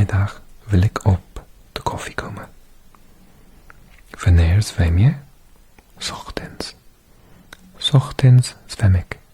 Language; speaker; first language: Dutch; non-native, learner; English